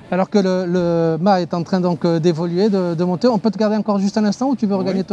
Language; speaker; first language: French; native; French